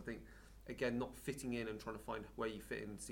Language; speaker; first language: English; native; English